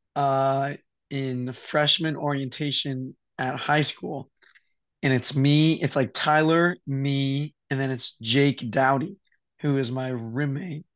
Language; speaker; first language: English; native; English